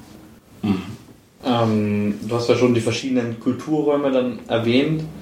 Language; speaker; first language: German; native; German